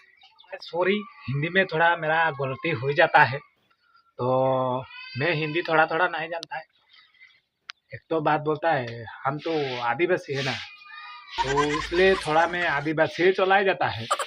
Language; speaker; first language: Hindi; non-native, local second language; Bangla